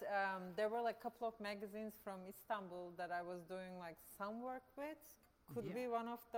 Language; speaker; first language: English; non-native, fluent; Turkish